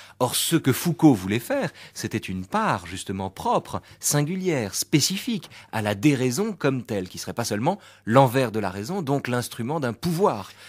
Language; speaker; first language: French; native; French